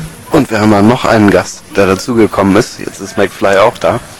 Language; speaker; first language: German; native; German